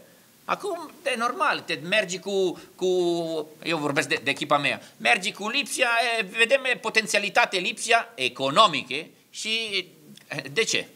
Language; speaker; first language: Romanian; non-native, learner; Italian